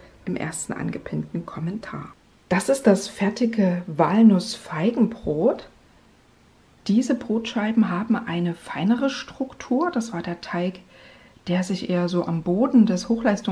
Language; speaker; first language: German; native; German